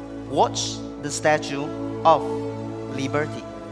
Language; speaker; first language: English; non-native, fluent; Indonesian